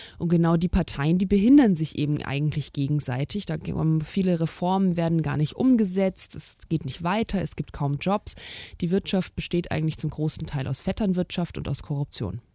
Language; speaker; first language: German; native; German